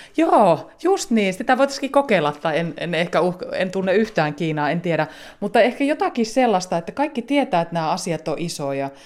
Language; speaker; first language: Finnish; native; Finnish